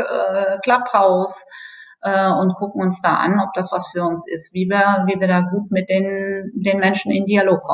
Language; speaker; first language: German; native; German